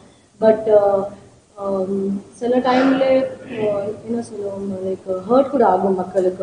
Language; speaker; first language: Tamil; non-native, learner; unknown